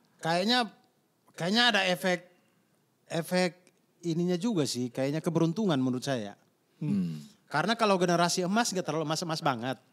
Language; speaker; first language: Indonesian; native; Indonesian